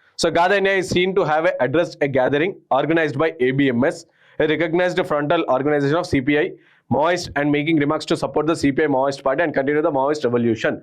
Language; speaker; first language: English; non-native, local second language; Telugu